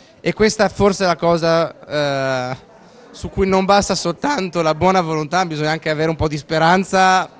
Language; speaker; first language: Italian; native; Italian